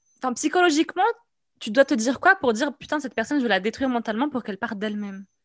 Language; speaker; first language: French; non-native, local second language; Arabic